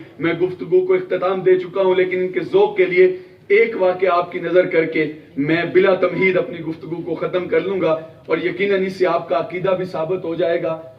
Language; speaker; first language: Urdu; non-native, local second language; Punjabi